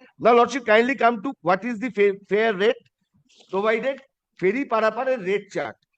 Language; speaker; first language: English; non-native, local second language; Bangla